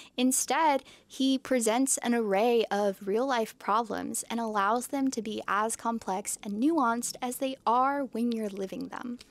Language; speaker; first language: English; native; English